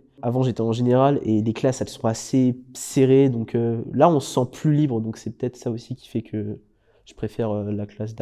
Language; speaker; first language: French; native; French